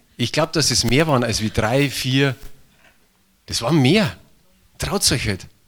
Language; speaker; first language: German; native; German